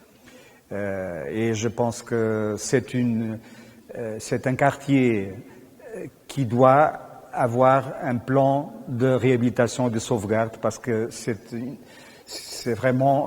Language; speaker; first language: French; non-native, fluent; Portuguese